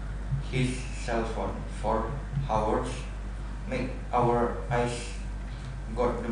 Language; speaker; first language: English; non-native, learner; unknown